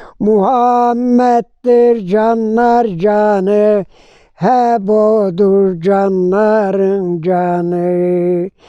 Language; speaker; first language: Turkish; native; Turkish